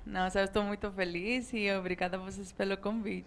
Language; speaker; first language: Portuguese; non-native, fluent; Spanish